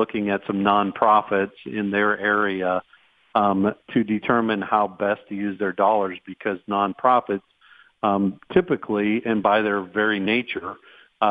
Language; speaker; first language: English; native; English